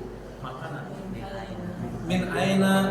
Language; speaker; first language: Arabic; non-native, learner; Indonesian